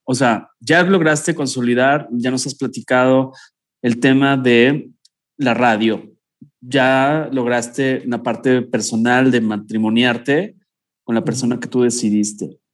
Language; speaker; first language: Spanish; native; Spanish